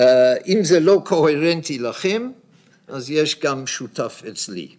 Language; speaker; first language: Hebrew; non-native, fluent; English